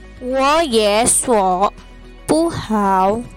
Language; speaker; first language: Chinese; non-native, learner; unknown